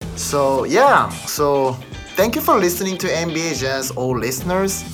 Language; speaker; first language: English; non-native, fluent; Korean